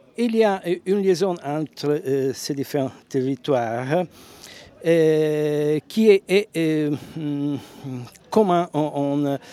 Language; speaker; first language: French; non-native, fluent; Italian